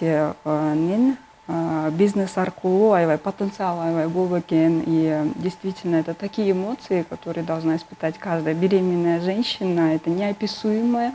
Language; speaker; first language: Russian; non-native, local second language; Kyrgyz